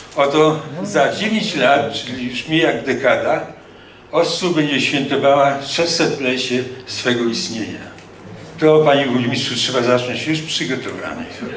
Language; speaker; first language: Polish; native; Polish